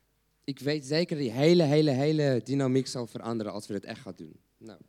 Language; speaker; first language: Dutch; non-native, fluent; English